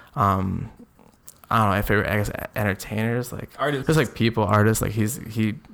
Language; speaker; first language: English; native; English